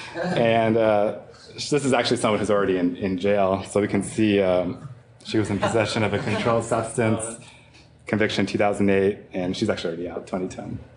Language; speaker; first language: English; native; English